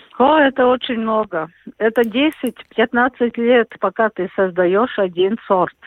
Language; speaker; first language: Russian; non-native, local second language; Latvian